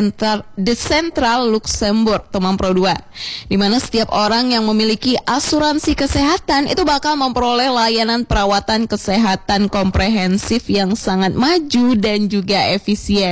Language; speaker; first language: Indonesian; native; Indonesian